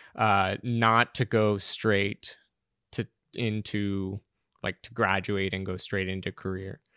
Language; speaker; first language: English; native; English